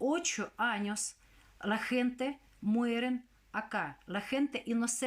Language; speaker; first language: Spanish; non-native, learner; Russian